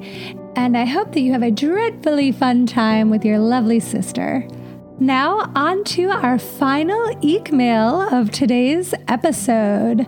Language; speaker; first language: English; native; English